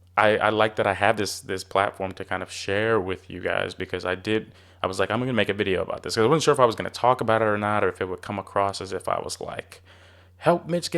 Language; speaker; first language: English; native; English